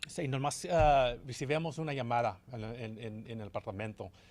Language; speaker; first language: Spanish; early bilingual, heritage; Spanish